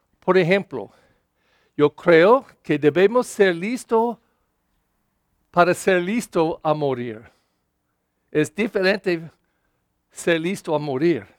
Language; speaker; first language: Spanish; non-native, learner; English